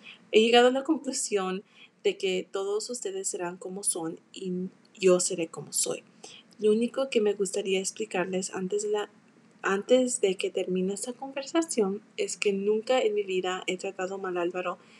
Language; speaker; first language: Spanish; early bilingual, heritage; Spanish